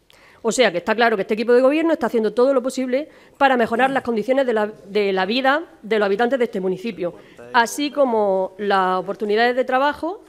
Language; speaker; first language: Spanish; native; Spanish